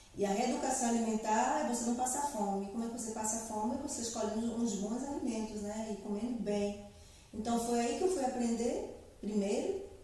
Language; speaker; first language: Portuguese; native; Portuguese